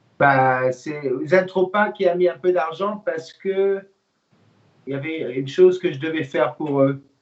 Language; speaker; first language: French; non-native, fluent; English